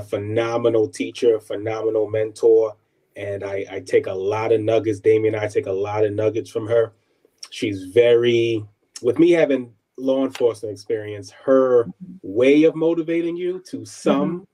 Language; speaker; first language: English; native; English